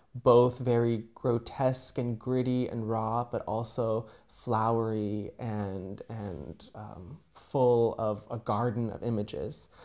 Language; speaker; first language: English; native; English